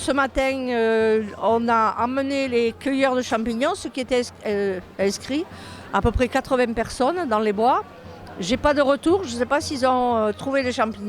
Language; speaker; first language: French; native; French